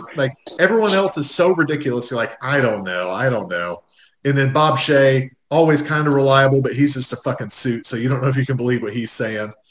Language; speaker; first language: English; native; English